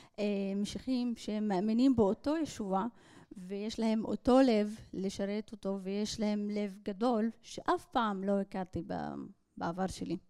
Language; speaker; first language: Hebrew; non-native, local second language; Arabic